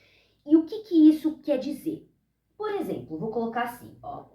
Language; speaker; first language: Portuguese; early bilingual, heritage; Portuguese